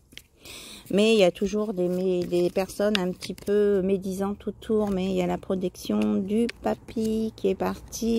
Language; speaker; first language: French; native; French